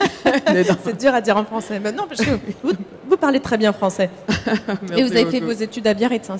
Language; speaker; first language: French; native; French